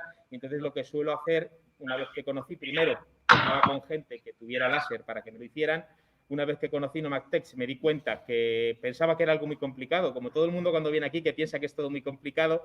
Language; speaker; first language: Spanish; native; Spanish